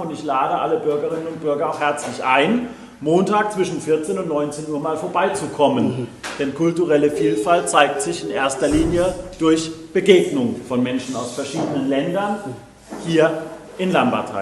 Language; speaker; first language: German; native; German